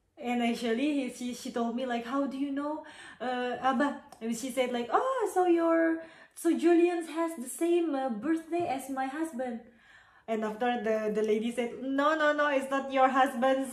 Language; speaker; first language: English; non-native, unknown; Indonesian